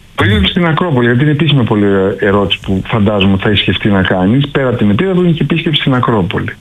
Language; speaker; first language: Greek; native; Greek